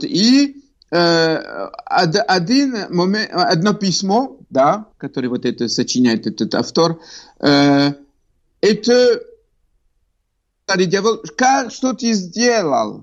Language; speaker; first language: Russian; non-native, fluent; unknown